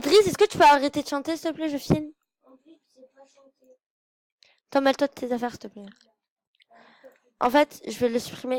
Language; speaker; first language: French; native; French